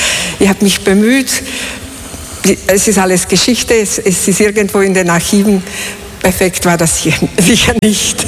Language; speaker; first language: German; non-native, fluent; Slovak